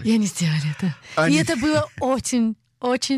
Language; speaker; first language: Russian; early bilingual, heritage; Russian